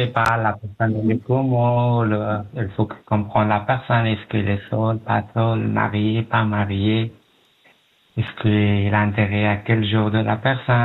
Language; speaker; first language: French; non-native, learner; Pashto